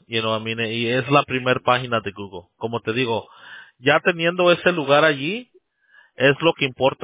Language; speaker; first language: Spanish; early bilingual, heritage; Spanish